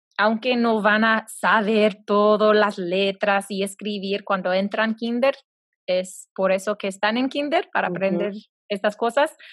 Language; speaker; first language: Spanish; non-native, fluent; English